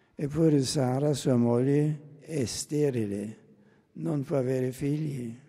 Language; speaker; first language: Italian; non-native, fluent; German